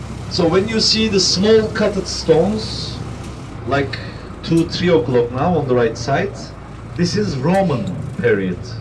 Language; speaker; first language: English; non-native, fluent; Turkish